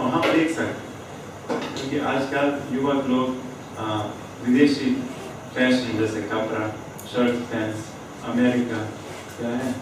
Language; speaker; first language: Hindi; non-native, fluent; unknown